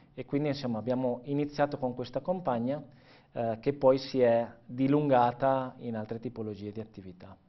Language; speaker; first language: Italian; non-native, fluent; Catalan